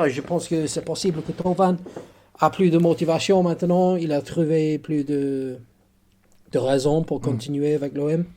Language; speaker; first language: French; non-native, fluent; English